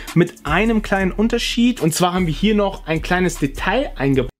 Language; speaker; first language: German; early bilingual, other home language; Portuguese